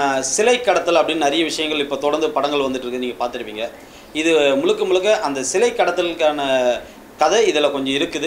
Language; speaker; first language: Tamil; native; Tamil